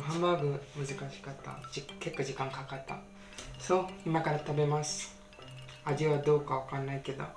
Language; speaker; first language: Japanese; non-native, learner; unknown